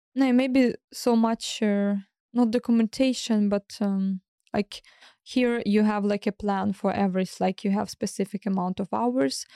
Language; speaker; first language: English; non-native, fluent; Ukrainian